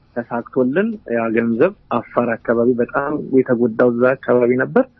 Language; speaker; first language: Amharic; native; Amharic